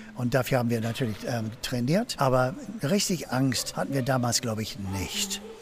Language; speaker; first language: German; non-native, fluent; English